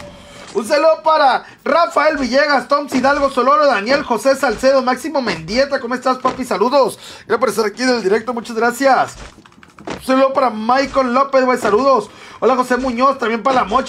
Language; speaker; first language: Spanish; native; Spanish